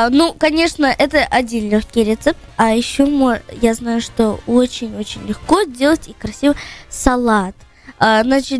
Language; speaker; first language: Russian; early bilingual, heritage; Russian